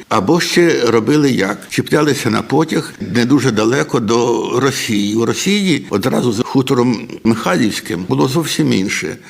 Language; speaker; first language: Ukrainian; native; Ukrainian